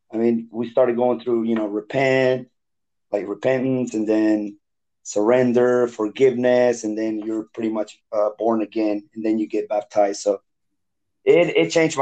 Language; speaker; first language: English; non-native, fluent; Spanish